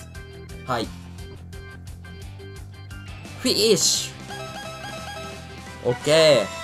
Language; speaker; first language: Japanese; native; Japanese